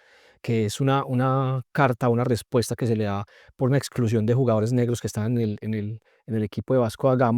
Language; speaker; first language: Spanish; native; Spanish